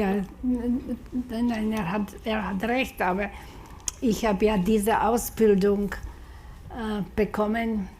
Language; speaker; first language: German; non-native, fluent; Slovak